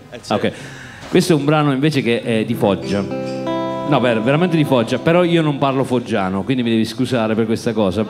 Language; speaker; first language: Italian; native; Italian